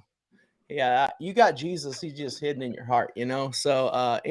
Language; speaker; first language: English; native; English